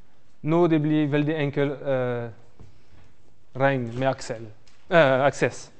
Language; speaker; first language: Norwegian; non-native, fluent; French